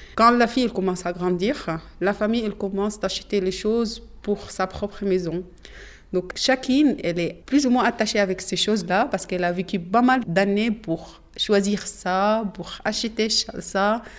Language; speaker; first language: French; non-native, learner; Arabic